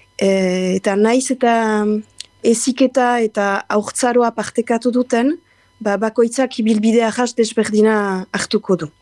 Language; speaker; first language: Basque; native; Basque